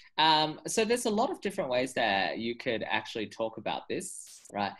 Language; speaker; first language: English; native; English